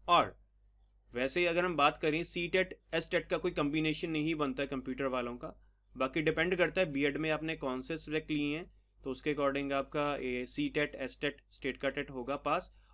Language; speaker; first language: Hindi; non-native, local second language; Punjabi